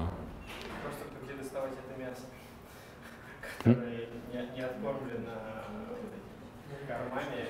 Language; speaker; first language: Russian; native; Russian